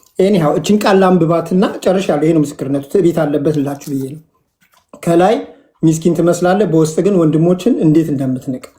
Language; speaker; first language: Amharic; native; Amharic